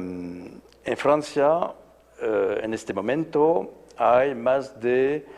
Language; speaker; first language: Spanish; non-native, fluent; French